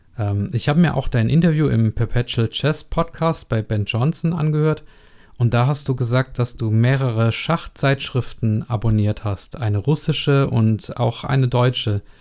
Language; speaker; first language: German; non-native, learner; Czech